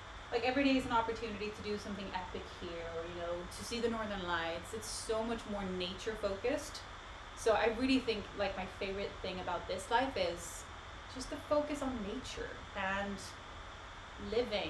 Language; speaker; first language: English; non-native, fluent; Swedish